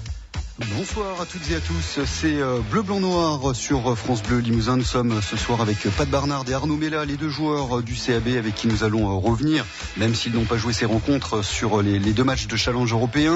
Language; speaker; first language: French; native; French